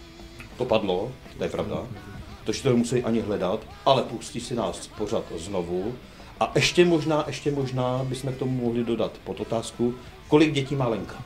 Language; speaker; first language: Czech; native; Czech